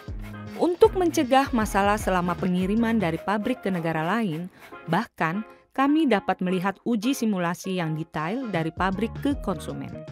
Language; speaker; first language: Indonesian; native; Indonesian